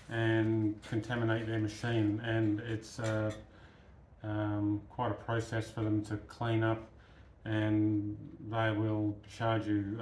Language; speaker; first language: English; native; English